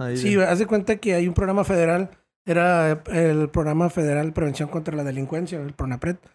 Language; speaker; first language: Spanish; native; Spanish